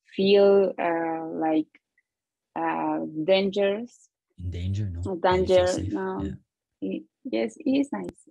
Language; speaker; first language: English; non-native, learner; Spanish